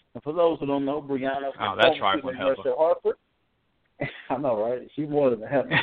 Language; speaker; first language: English; native; English